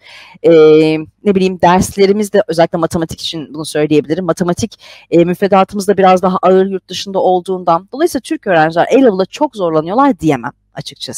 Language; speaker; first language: Turkish; native; Turkish